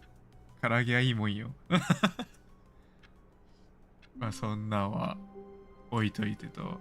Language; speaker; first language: Japanese; native; Japanese